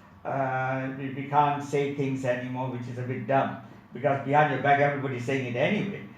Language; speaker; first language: English; non-native, local second language; Tamil